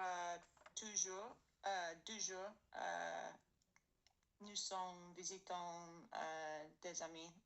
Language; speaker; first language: French; non-native, learner; English